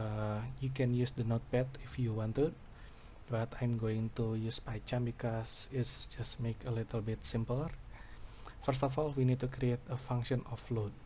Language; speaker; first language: English; non-native, local second language; Indonesian